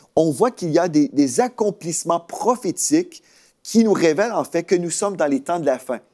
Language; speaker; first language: French; native; French